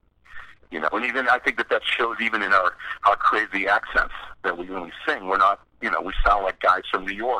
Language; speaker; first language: English; native; English